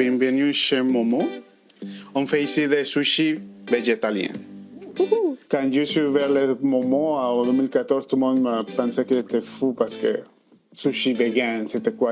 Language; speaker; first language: French; non-native, fluent; Spanish